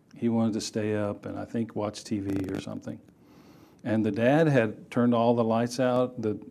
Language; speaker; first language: English; native; English